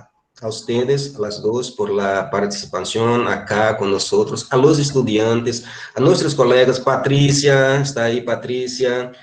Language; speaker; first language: Spanish; non-native, fluent; Portuguese